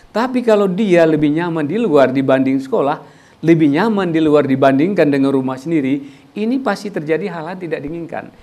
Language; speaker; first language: Indonesian; native; Indonesian